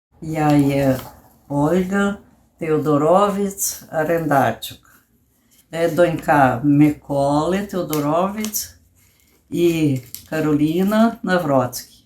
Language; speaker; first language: Ukrainian; early bilingual, heritage; Ukrainian